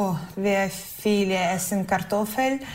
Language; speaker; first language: German; non-native, learner; Ukrainian